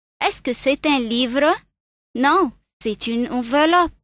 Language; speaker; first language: French; non-native, fluent; Arabic